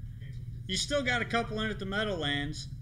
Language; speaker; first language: English; native; English